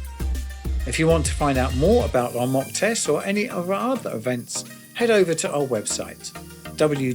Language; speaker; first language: English; native; English